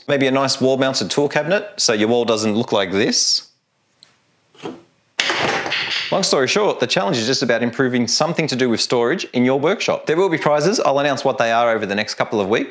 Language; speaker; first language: English; native; English